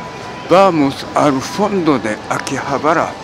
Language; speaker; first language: Spanish; non-native, learner; Japanese